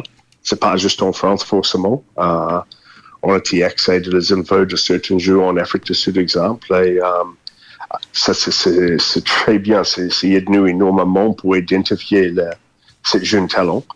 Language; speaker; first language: French; non-native, fluent; English